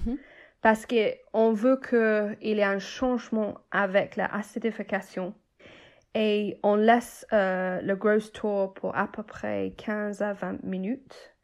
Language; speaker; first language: French; non-native, fluent; English